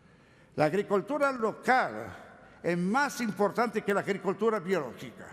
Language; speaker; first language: Spanish; non-native, learner; Italian